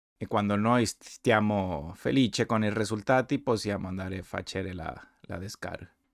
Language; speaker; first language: Italian; non-native, learner; Spanish